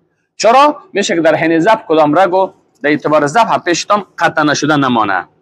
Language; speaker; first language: Persian; native; Persian